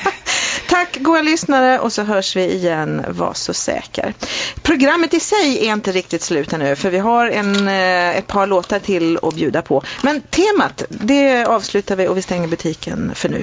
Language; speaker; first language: Swedish; native; Swedish